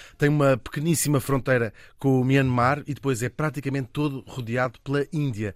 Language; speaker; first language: Portuguese; native; Portuguese